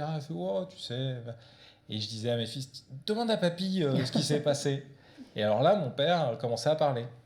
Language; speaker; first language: French; early bilingual, other home language; Portuguese